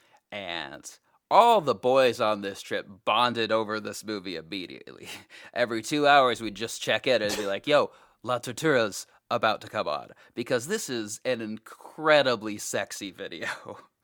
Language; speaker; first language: English; native; English